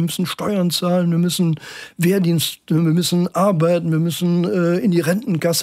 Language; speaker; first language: German; native; German